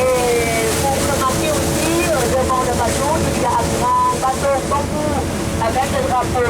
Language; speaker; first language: French; non-native, learner; Thai